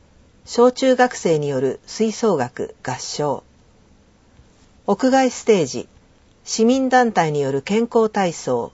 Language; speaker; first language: Japanese; native; Japanese